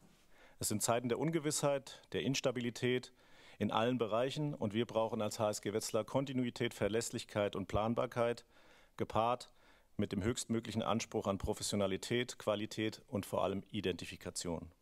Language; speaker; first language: German; native; German